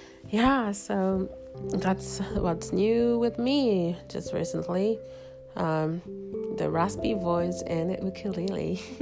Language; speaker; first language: English; non-native, fluent; Japanese